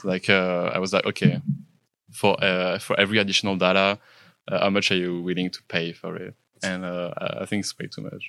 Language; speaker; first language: English; non-native, fluent; French